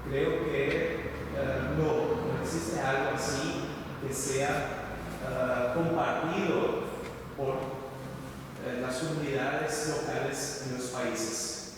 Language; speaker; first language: Spanish; non-native, fluent; Portuguese